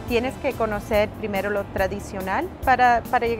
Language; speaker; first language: Spanish; early bilingual, heritage; Spanish